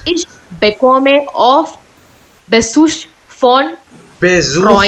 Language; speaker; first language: German; non-native, learner; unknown